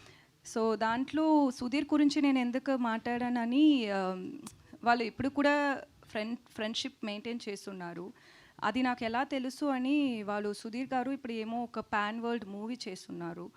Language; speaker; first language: Telugu; non-native, learner; Tamil